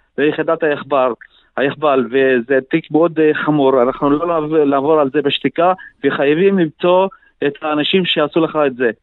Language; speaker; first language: Hebrew; non-native, local second language; Arabic